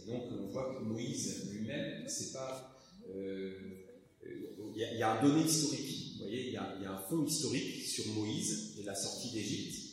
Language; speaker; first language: French; native; French